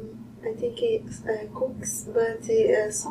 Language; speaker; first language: English; non-native, learner; Portuguese